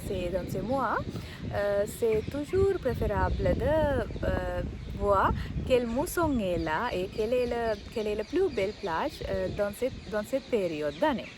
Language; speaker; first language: French; non-native, learner; Sinhala